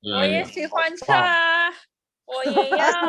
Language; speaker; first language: Chinese; non-native, learner; Indonesian